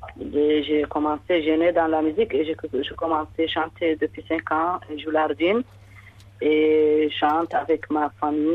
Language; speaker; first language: French; non-native, learner; Arabic